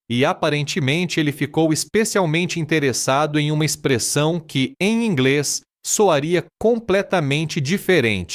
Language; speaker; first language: Portuguese; native; Portuguese